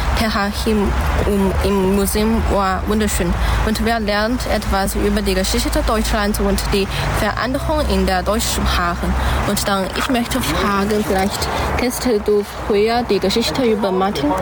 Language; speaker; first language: German; non-native, learner; Chinese